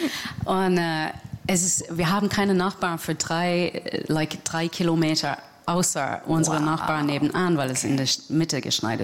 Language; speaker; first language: German; non-native, learner; English